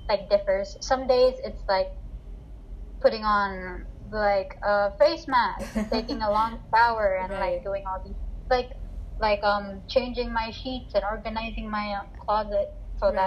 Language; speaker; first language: English; non-native, local second language; Filipino